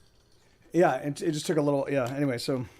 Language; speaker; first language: English; native; English